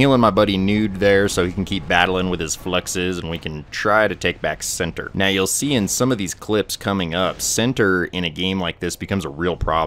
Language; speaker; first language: English; native; English